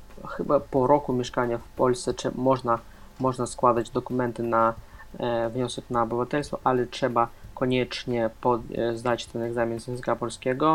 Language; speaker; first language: Polish; non-native, fluent; Russian